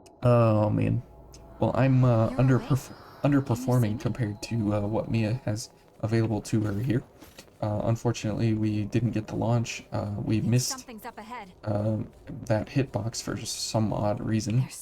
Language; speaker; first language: English; native; English